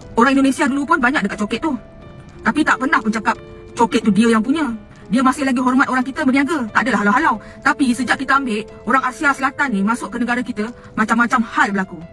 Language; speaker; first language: Malay; native; Malay